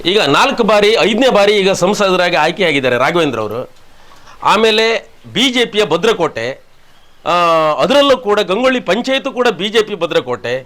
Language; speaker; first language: Kannada; native; Kannada